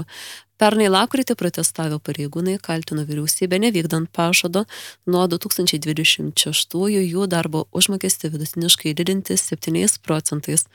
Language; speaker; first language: Lithuanian; native; Lithuanian